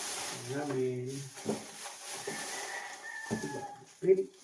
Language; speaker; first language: Filipino; non-native, local second language; Cebuano